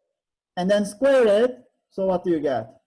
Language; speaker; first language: English; non-native, fluent; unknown